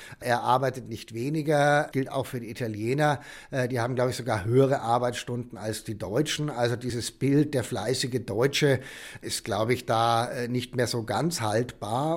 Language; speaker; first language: German; native; German